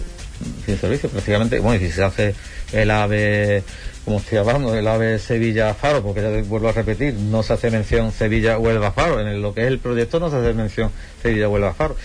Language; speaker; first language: Spanish; native; Spanish